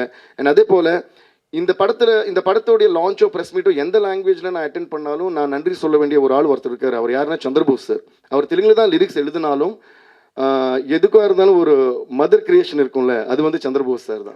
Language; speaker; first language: Tamil; non-native, local second language; Telugu